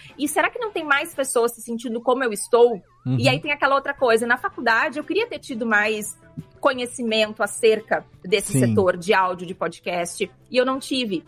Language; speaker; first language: Portuguese; native; Portuguese